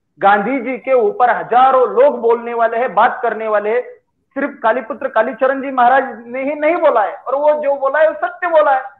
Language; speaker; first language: Hindi; non-native, local second language; Marathi